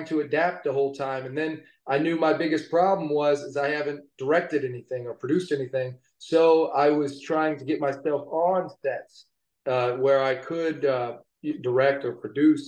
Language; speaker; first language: English; native; English